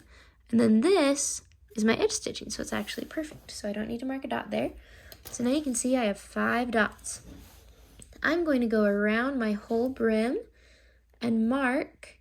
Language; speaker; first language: English; native; English